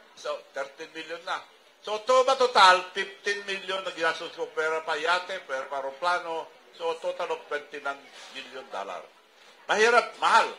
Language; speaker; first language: Filipino; non-native, local second language; Iloko